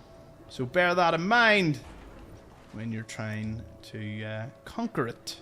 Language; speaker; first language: English; native; English